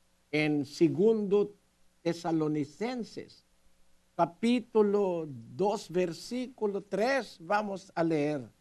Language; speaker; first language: Spanish; non-native, learner; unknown